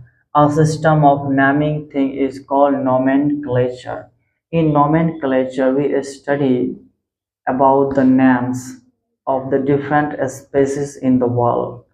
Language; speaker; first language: English; non-native, local second language; Hindi